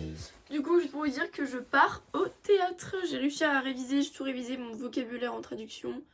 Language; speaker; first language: French; native; French